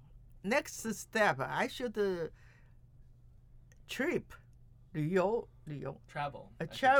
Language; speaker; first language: English; non-native, learner; Chinese